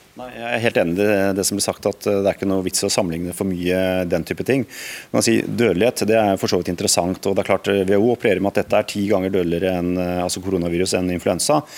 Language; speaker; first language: Norwegian; native; Norwegian